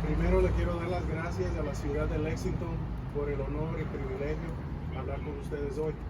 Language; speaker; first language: Spanish; early bilingual, heritage; Spanish